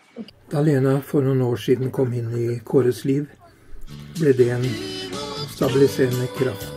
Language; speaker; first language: Norwegian; native; Norwegian